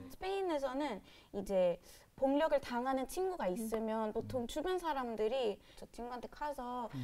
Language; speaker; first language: Korean; non-native, fluent; Spanish